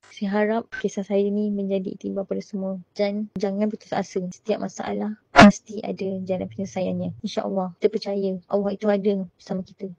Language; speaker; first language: Malay; native; Malay